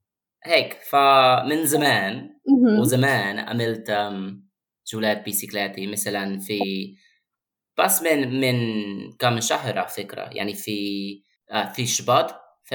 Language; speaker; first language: Arabic; non-native, fluent; English